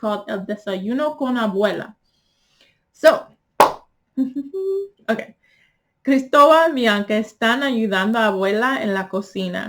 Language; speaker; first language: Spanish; early bilingual, heritage; Spanish